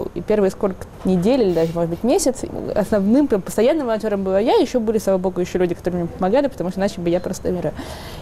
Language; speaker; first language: Russian; native; Russian